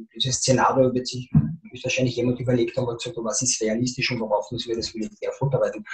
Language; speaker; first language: German; native; German